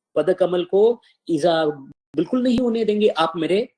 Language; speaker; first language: Hindi; non-native, local second language; Marathi